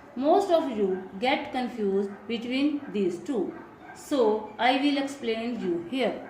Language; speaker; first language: English; non-native, local second language; Punjabi